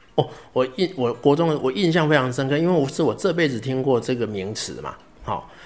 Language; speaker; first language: Chinese; native; Chinese